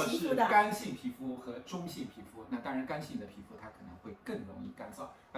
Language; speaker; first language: Chinese; native; Chinese